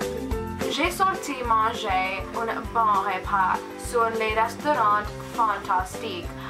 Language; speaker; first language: French; non-native, learner; English